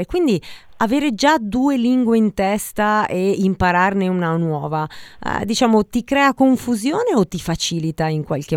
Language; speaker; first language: Italian; native; Italian